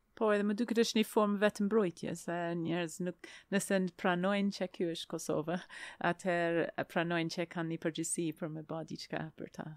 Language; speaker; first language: Albanian; non-native, fluent; English